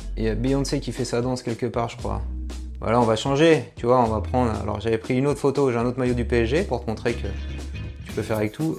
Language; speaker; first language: French; native; French